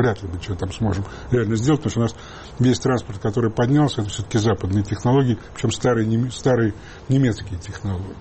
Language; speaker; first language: Russian; native; Russian